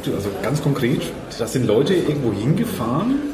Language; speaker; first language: German; native; German